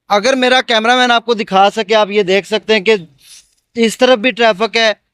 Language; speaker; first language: Urdu; non-native, local second language; Punjabi